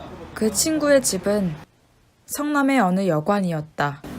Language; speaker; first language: Korean; native; Korean